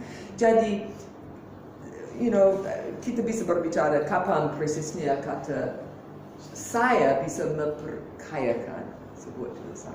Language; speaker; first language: Indonesian; non-native, fluent; English